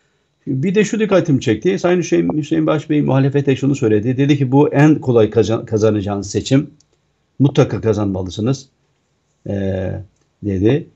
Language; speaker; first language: Turkish; native; Turkish